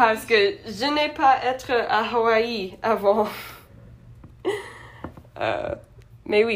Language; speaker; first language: French; non-native, learner; English